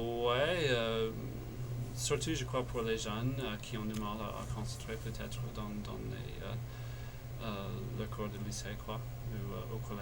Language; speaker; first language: French; non-native, fluent; English